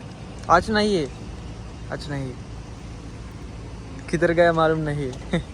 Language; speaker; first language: Hindi; non-native, local second language; Sinhala